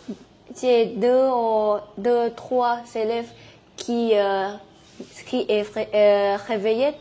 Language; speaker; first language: French; non-native, learner; Thai